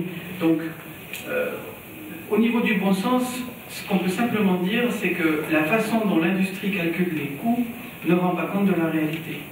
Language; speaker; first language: French; native; French